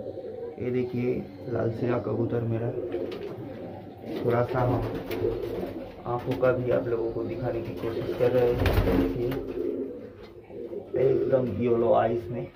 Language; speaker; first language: Hindi; non-native, local second language; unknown